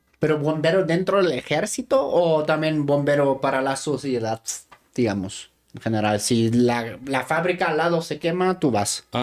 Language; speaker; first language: Spanish; native; Spanish